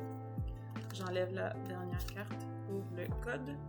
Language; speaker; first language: French; native; French